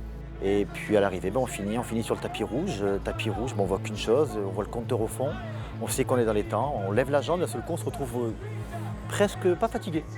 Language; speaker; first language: French; native; French